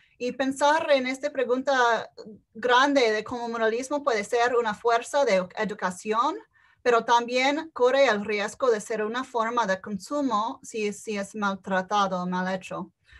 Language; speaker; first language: Spanish; non-native, fluent; English